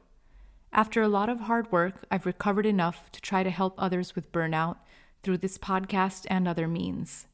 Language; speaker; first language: English; native; English